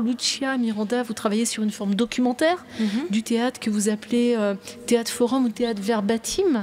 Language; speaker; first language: French; native; French